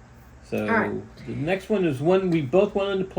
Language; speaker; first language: English; native; English